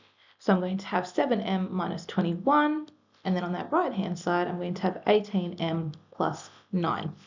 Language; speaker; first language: English; native; English